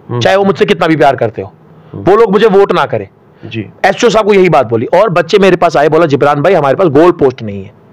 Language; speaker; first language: Urdu; non-native, local second language; Kashmiri